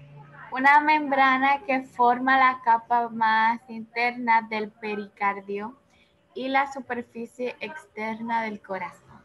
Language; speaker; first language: Spanish; non-native, learner; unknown